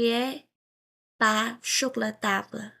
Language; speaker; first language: French; non-native, learner; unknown